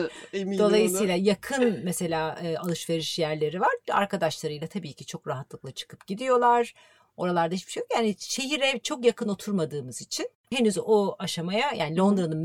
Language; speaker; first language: Turkish; native; Turkish